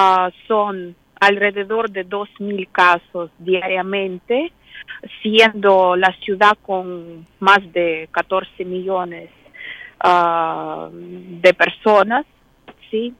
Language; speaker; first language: Spanish; non-native, fluent; Russian